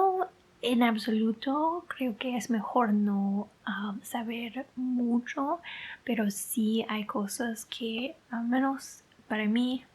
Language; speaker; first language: Spanish; non-native, fluent; English